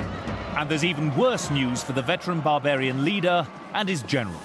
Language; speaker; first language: English; native; English